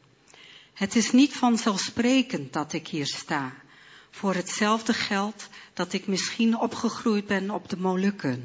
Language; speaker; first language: Dutch; early bilingual, other home language; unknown